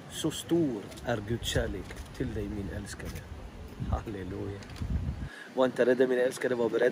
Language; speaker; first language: Swedish; non-native, fluent; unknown